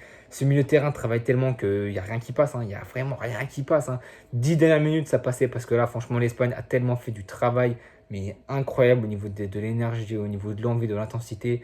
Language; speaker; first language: French; native; French